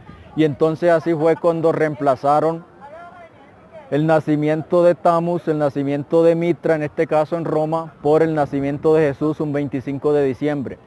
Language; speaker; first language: Spanish; native; Spanish